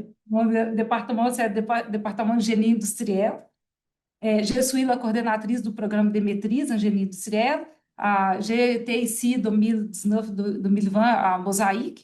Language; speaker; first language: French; non-native, fluent; Portuguese